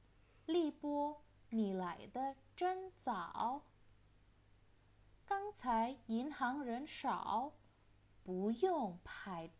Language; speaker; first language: Chinese; non-native, fluent; Indonesian